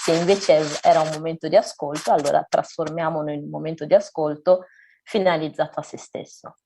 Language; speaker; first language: Italian; early bilingual, other home language; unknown